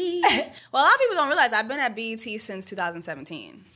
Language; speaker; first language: English; early bilingual, other home language; French